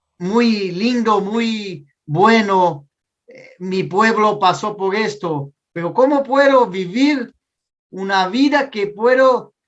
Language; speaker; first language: Spanish; non-native, fluent; Portuguese